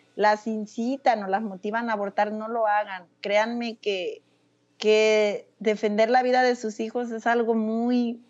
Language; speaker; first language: Spanish; native; Spanish